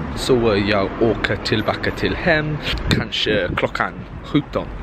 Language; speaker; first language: Swedish; non-native, learner; English